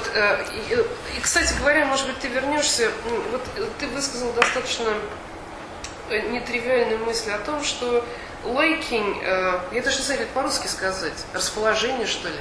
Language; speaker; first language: Russian; native; Russian